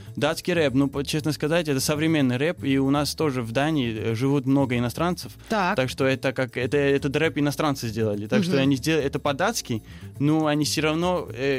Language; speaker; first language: Russian; early bilingual, heritage; Russian